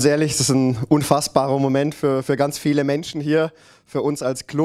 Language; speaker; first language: German; native; German